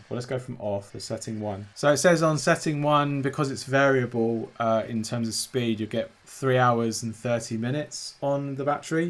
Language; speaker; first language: English; native; English